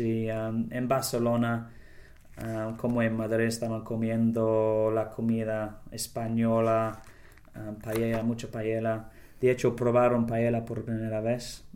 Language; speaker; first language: Spanish; non-native, learner; English